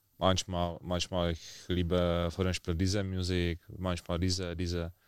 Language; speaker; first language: German; non-native, learner; Czech